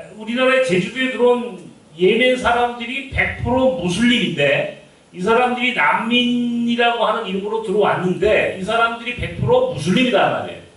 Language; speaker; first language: Korean; native; Korean